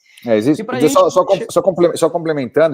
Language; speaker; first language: Portuguese; native; Portuguese